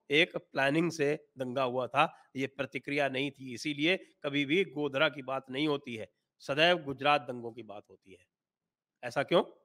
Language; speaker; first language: Hindi; native; Hindi